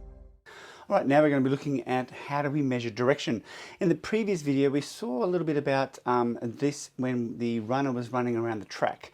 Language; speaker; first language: English; native; English